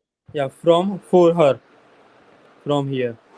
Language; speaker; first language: English; non-native, local second language; Hindi